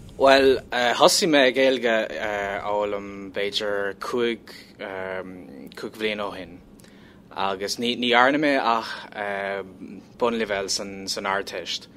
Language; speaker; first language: Irish; non-native, learner; English